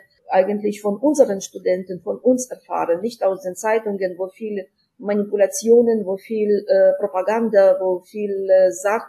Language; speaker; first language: German; non-native, fluent; Ukrainian